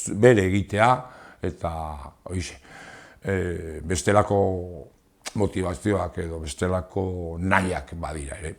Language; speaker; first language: Basque; non-native, local second language; Spanish